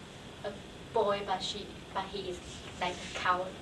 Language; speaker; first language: English; non-native, learner; Chinese